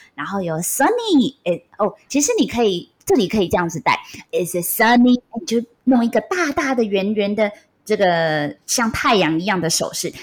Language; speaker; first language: Chinese; non-native, local second language; Min Nan Chinese